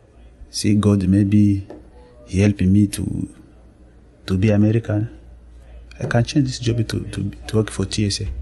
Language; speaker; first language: English; non-native, learner; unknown